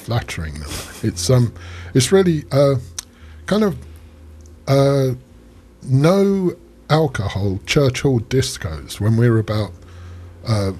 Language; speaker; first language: English; native; English